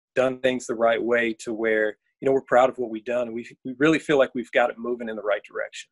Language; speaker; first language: English; native; English